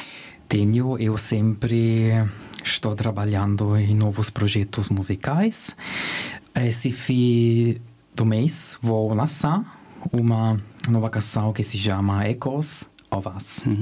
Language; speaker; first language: Portuguese; non-native, fluent; German